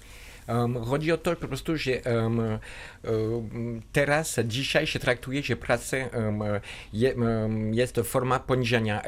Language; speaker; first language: Polish; non-native, fluent; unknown